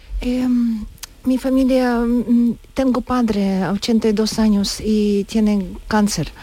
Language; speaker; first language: Spanish; non-native, learner; Ukrainian